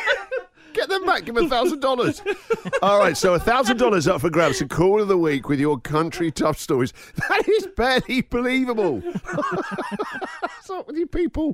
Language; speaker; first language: English; native; English